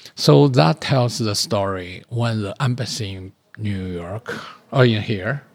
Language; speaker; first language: English; non-native, learner; Chinese